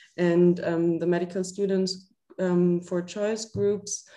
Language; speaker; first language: English; non-native, fluent; German